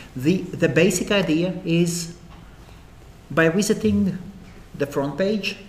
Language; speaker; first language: English; non-native, fluent; Latvian